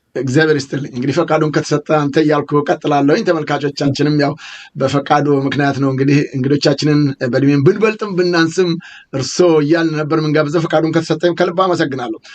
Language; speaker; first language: Amharic; native; Amharic